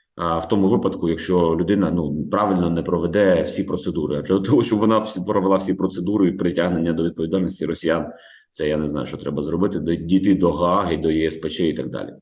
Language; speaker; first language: Ukrainian; native; Ukrainian